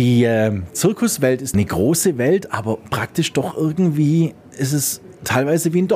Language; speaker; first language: German; native; German